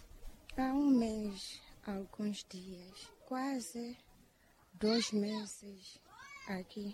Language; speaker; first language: Portuguese; non-native, local second language; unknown